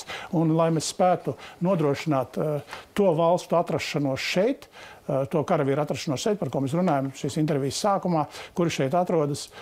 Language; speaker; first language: Latvian; native; Latvian